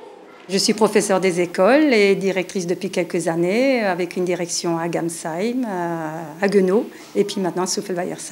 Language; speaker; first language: French; native; French